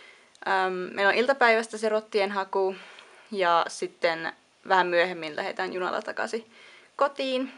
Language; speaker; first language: Finnish; native; Finnish